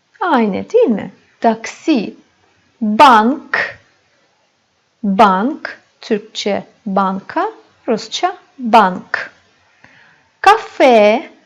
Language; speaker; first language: Turkish; non-native, fluent; Russian